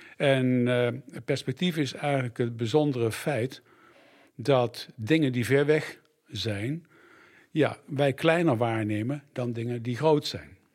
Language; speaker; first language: Dutch; native; Dutch